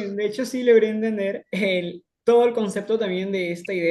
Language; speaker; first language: Spanish; native; Spanish